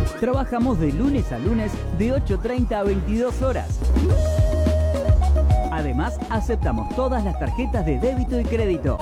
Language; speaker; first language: Spanish; native; Spanish